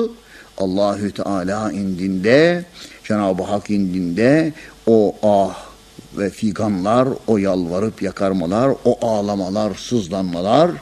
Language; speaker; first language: Turkish; native; Turkish